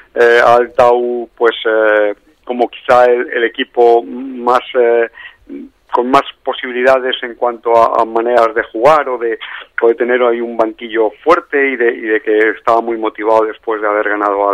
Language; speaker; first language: Spanish; native; Spanish